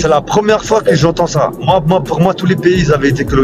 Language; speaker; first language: French; early bilingual, other home language; Turkish